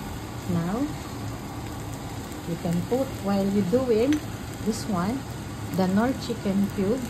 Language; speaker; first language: English; non-native, learner; Filipino